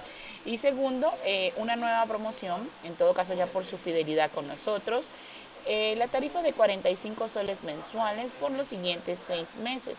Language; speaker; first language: Spanish; native; Spanish